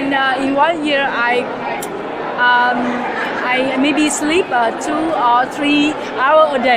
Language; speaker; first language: English; non-native, learner; Vietnamese